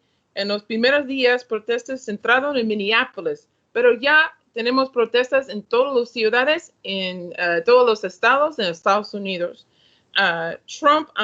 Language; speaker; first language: Spanish; non-native, learner; English